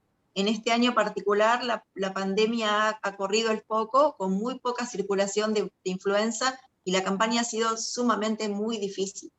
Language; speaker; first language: Spanish; native; Spanish